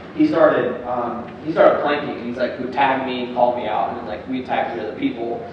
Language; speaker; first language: English; native; English